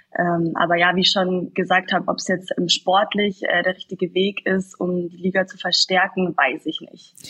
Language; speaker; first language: German; native; German